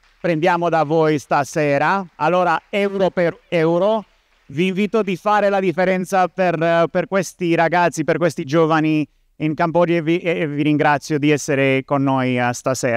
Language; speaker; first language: Italian; non-native, learner; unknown